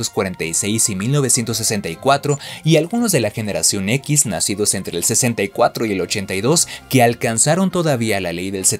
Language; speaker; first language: Spanish; native; Spanish